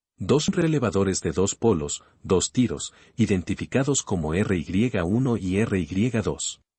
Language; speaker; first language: Spanish; native; Spanish